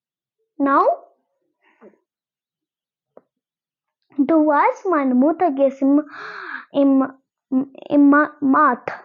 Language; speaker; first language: German; non-native, learner; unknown